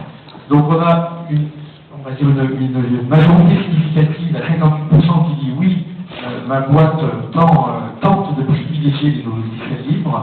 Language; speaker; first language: French; native; French